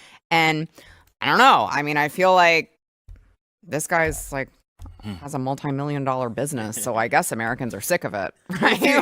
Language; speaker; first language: English; native; English